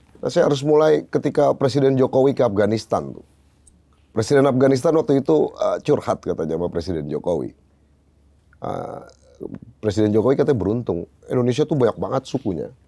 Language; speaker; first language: Indonesian; native; Indonesian